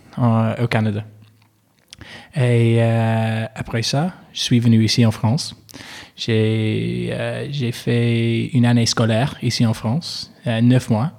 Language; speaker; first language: French; non-native, fluent; English